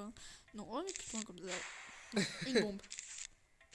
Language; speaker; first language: French; native; French